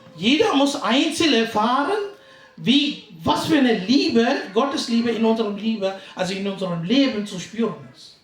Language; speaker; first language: German; non-native, fluent; Tamil